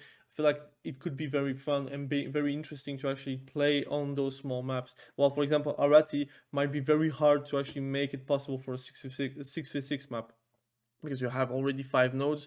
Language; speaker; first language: English; non-native, fluent; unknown